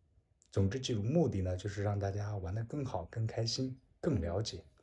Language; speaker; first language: Chinese; native; Chinese